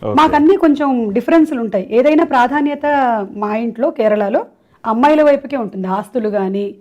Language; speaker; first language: Telugu; non-native, local second language; Malayalam